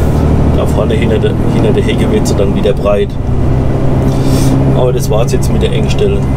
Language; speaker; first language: German; native; German